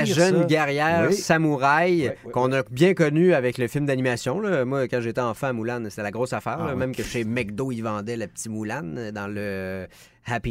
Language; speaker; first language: French; native; French